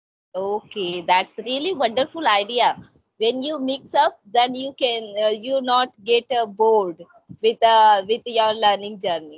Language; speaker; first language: English; non-native, local second language; Hindi